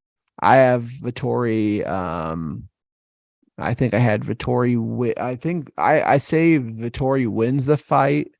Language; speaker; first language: English; native; English